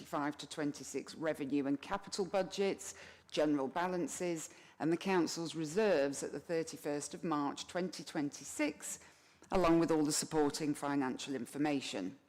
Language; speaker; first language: English; native; English